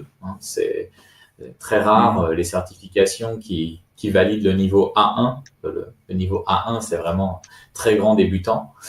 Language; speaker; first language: French; native; French